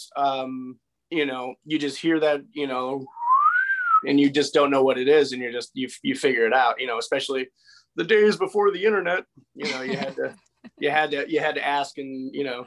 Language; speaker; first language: English; native; English